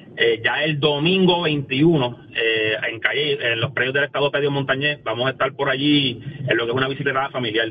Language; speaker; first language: Spanish; native; Spanish